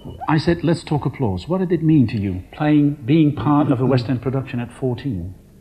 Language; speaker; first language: English; non-native, fluent; Dutch